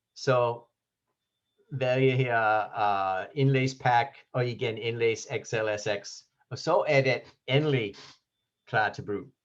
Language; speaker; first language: Danish; non-native, fluent; English